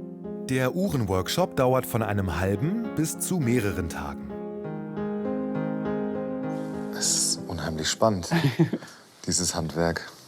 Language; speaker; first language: German; native; German